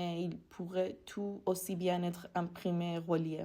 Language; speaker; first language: French; non-native, fluent; Persian